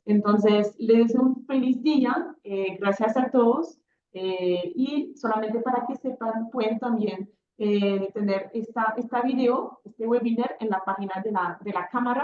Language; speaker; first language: Spanish; non-native, fluent; French